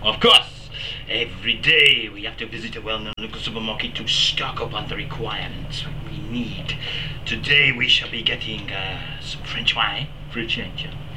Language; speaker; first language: English; native; English